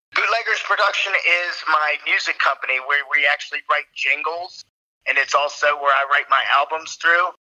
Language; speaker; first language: English; native; English